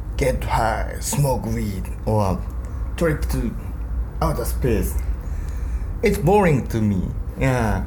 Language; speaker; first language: English; non-native, learner; Japanese